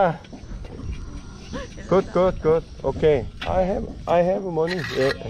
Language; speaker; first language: English; non-native, learner; Korean